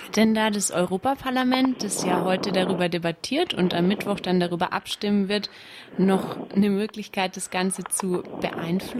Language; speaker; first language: German; native; German